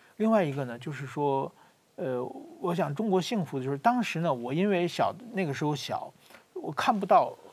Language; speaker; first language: Chinese; native; Chinese